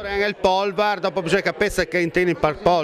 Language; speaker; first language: Italian; native; Italian